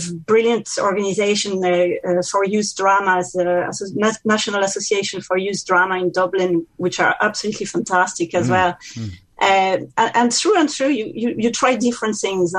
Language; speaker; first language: English; non-native, fluent; French